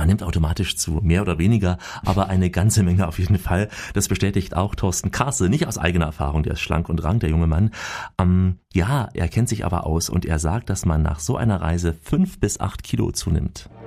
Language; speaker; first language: German; native; German